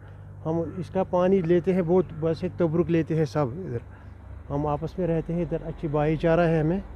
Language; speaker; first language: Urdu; non-native, local second language; Kashmiri